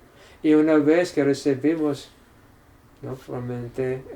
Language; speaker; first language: Spanish; non-native, fluent; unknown